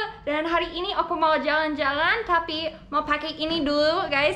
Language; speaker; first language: Indonesian; non-native, learner; English